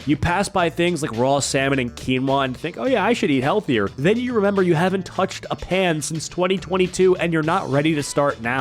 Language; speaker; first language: English; native; English